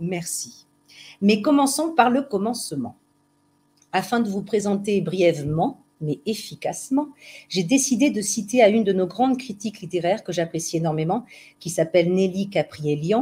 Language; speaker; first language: French; native; French